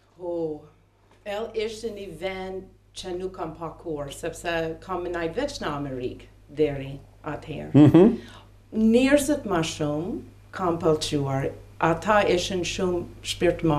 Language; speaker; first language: Albanian; non-native, learner; English